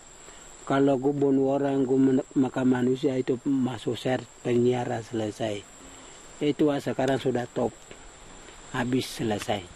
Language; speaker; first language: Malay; non-native, local second language; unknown